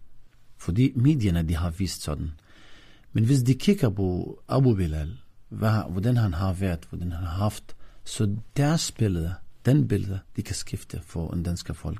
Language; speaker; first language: Danish; non-native, fluent; Arabic